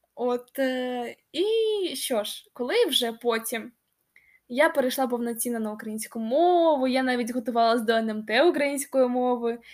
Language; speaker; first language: Ukrainian; non-native, local second language; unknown